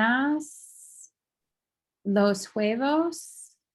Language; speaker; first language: Spanish; non-native, learner; English